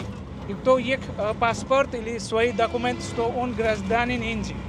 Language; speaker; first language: Russian; non-native, learner; Hindi